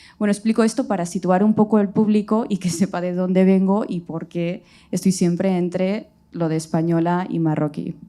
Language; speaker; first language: Spanish; early bilingual, other home language; Riffian